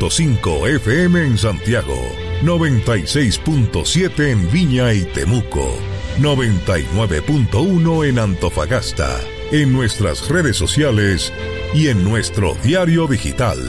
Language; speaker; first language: Spanish; native; Spanish